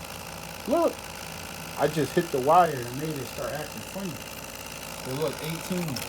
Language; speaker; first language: English; native; English